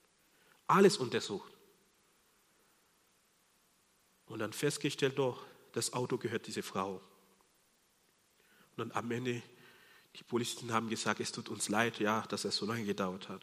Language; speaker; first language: German; non-native, fluent; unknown